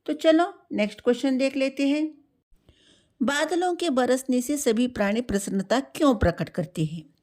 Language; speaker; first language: Hindi; non-native, local second language; Telugu